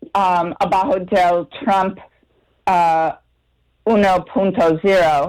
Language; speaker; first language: Spanish; non-native, learner; English